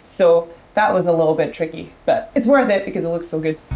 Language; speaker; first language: English; native; English